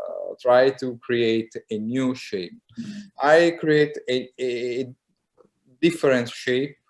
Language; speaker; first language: English; non-native, learner; Italian